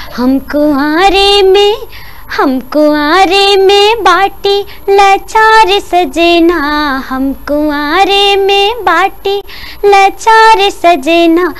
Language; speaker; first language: Bhojpuri; non-native, local second language; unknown